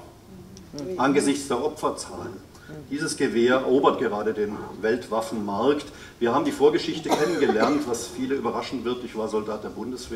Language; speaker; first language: German; native; German